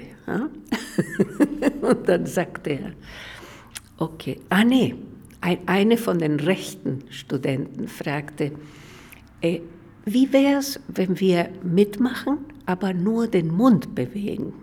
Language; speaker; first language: German; non-native, fluent; Spanish